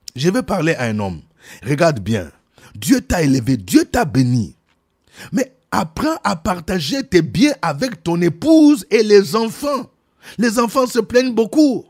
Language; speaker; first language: French; non-native, local second language; Lingala